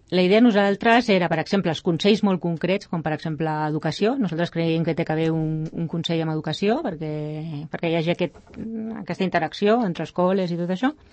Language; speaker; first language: Catalan; native; Catalan